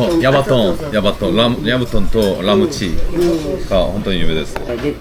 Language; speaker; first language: Japanese; non-native, learner; Korean